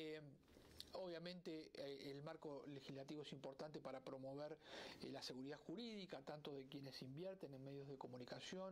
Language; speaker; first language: Spanish; native; Spanish